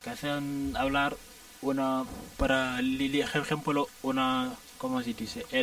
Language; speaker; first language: Spanish; non-native, learner; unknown